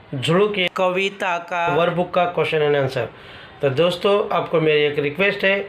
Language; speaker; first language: Hindi; non-native, local second language; Marathi